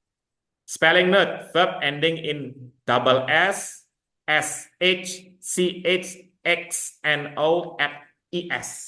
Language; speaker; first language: English; non-native, fluent; Indonesian